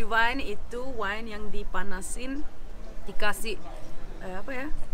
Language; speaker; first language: Indonesian; early bilingual, heritage; German